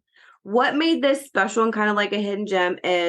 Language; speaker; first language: English; native; English